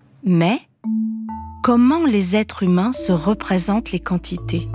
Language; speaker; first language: French; native; French